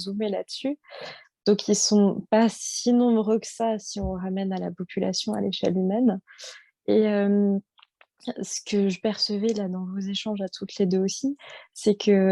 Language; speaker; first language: French; native; French